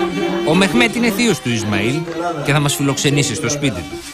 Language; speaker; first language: Greek; native; Greek